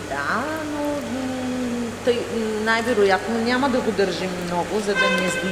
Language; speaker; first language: Bulgarian; native; Bulgarian